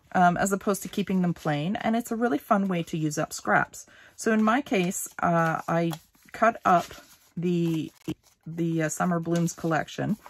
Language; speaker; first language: English; native; English